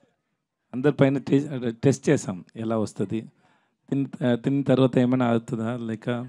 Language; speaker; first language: Telugu; non-native, learner; Tamil